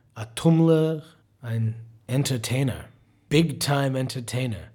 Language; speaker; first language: German; non-native, fluent; English